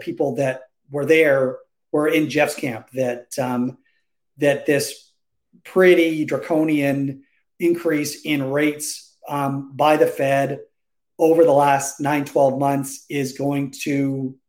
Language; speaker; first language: English; native; English